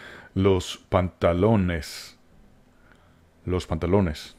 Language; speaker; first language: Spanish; non-native, fluent; English